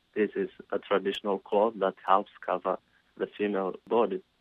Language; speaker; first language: English; non-native, fluent; Somali